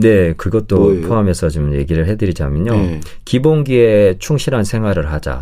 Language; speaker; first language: Korean; native; Korean